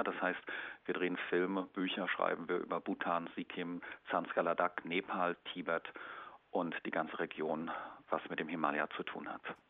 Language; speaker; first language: German; native; German